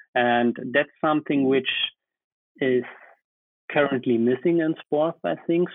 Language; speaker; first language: English; non-native, fluent; German